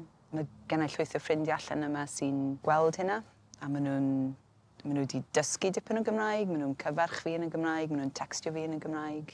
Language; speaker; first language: Welsh; native; Welsh